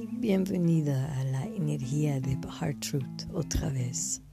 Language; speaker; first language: Spanish; non-native, fluent; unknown